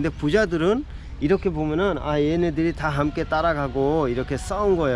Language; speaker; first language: Korean; non-native, fluent; Hindi